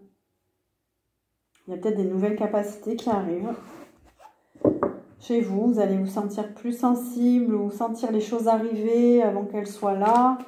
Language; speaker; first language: French; native; French